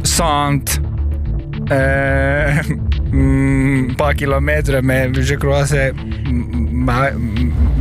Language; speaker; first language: French; non-native, learner; Swedish